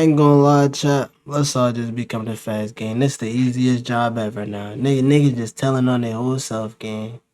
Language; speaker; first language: English; native; English